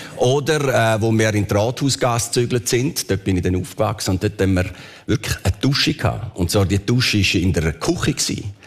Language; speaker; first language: German; early bilingual, other home language; Italian